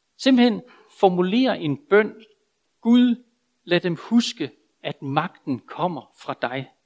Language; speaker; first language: Danish; native; Danish